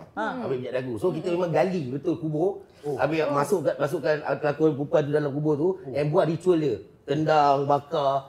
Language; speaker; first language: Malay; native; Malay